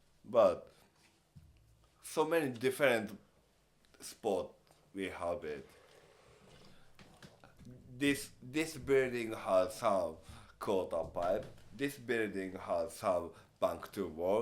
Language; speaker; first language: English; non-native, learner; Japanese